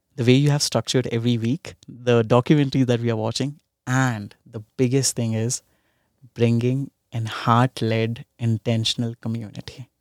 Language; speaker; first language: English; non-native, local second language; Hindi